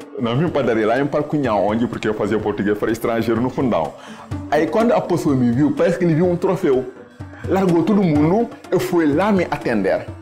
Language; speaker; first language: Portuguese; non-native, fluent; Wolof